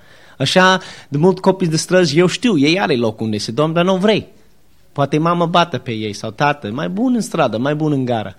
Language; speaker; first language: Romanian; non-native, learner; English